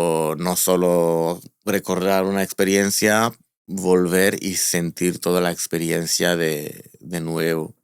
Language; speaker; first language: Spanish; non-native, fluent; Hebrew